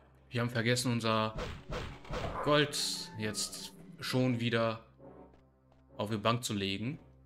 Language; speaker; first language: German; native; German